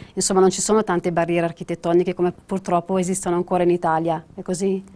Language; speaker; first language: Italian; native; Italian